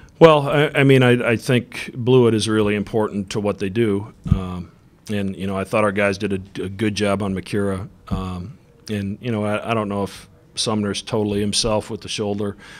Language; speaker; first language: English; native; English